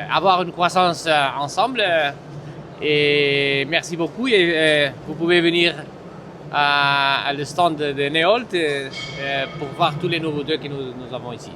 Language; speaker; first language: French; non-native, fluent; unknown